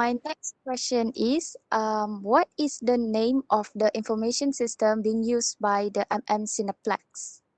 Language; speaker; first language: English; non-native, local second language; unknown